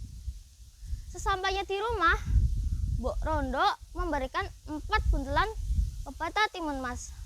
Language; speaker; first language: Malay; non-native, local second language; Javanese